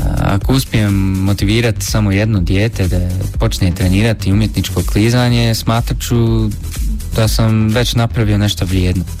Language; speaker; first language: Bosnian; early bilingual, heritage; Bosnian